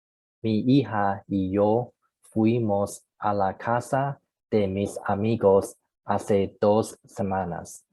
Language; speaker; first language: Spanish; non-native, learner; Chinese